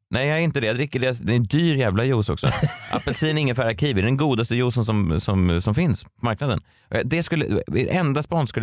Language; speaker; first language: Swedish; native; Swedish